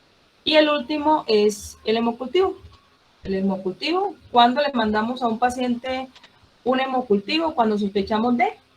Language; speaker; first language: Spanish; native; Spanish